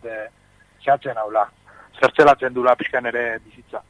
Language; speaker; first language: Basque; native; Basque